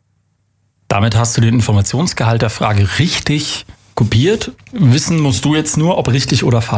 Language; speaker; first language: German; native; German